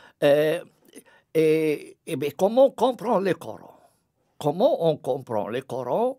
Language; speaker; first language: French; non-native, fluent; Arabic